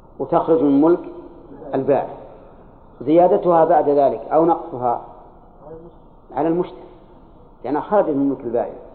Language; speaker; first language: Arabic; native; Arabic